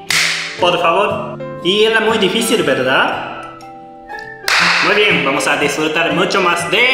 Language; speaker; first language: Spanish; non-native, learner; Japanese